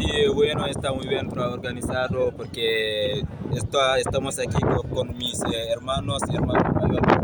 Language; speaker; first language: Spanish; non-native, learner; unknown